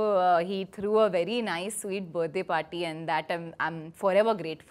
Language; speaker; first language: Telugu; non-native, fluent; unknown